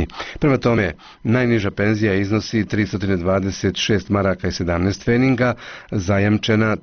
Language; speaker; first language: Croatian; native; Croatian